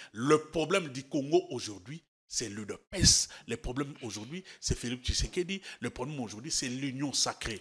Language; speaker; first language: French; native; French